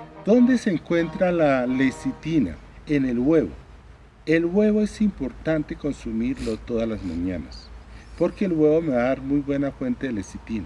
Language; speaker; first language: Spanish; native; Spanish